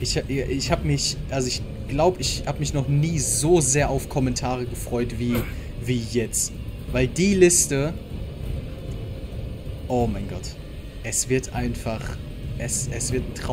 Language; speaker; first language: German; native; German